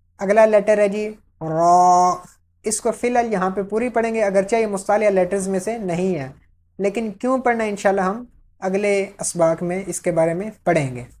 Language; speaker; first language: Urdu; native; Urdu